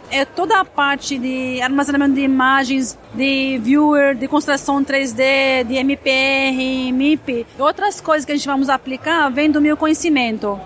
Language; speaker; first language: Portuguese; non-native, fluent; Arabic